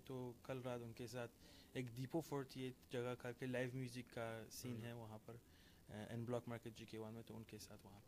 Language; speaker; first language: Hindi; non-native, fluent; Persian